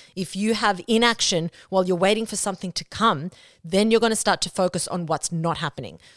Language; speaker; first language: English; non-native, local second language; Spanish